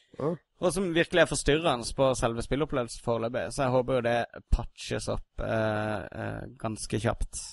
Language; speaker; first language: Norwegian; native; Norwegian